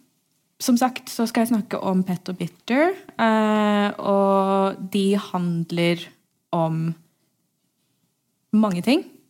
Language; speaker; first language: Norwegian; early bilingual, heritage; English